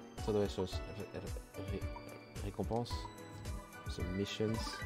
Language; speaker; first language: Spanish; non-native, learner; French